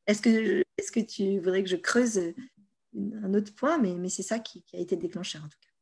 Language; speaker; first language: French; native; French